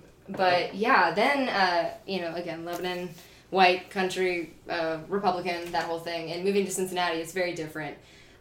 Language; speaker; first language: English; native; English